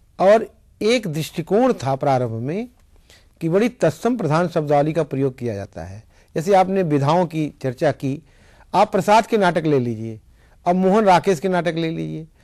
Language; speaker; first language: Hindi; native; Hindi